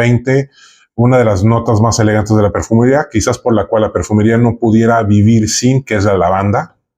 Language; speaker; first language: Spanish; native; Spanish